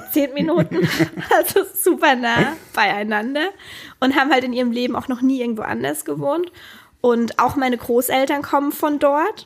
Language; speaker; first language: German; native; German